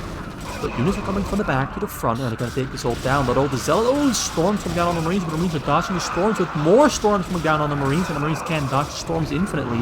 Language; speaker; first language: English; native; English